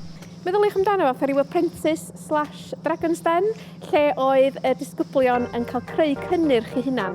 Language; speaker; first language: Welsh; native; Welsh